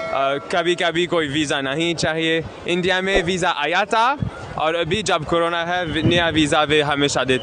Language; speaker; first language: Hindi; non-native, learner; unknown